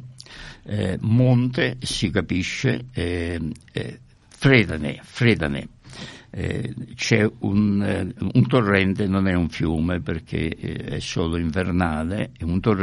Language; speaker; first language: Italian; native; Italian